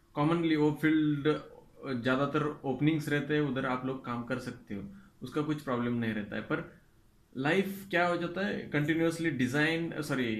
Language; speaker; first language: Hindi; non-native, local second language; Kannada